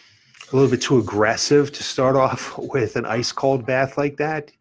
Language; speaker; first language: English; native; English